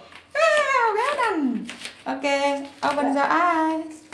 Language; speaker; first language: English; non-native, learner; Vietnamese